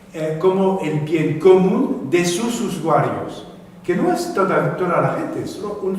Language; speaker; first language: Spanish; non-native, fluent; French